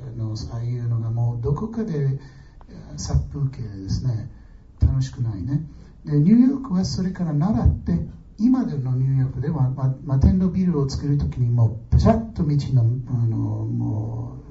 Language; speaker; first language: Japanese; non-native, fluent; English